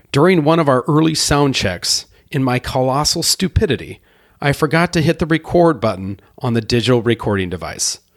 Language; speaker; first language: English; native; English